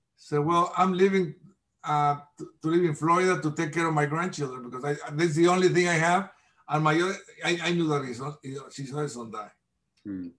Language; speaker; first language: English; non-native, fluent; Spanish